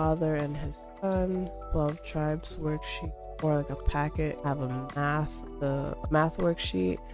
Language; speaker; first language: English; native; English